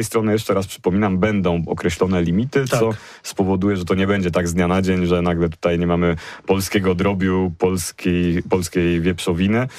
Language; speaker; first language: Polish; native; Polish